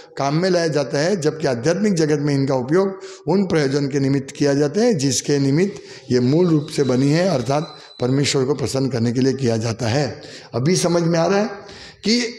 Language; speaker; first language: Hindi; non-native, local second language; Gujarati